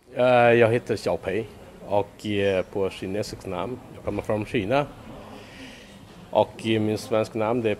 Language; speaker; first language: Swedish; non-native, fluent; Chinese